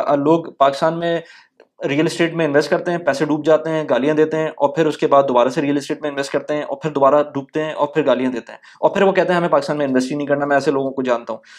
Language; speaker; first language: Urdu; native; Urdu